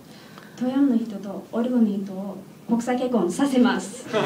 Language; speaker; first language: Japanese; non-native, learner; English